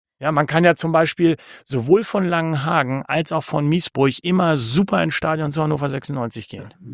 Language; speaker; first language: German; native; German